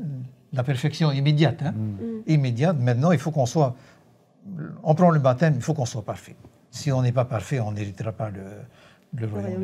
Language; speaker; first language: French; native; French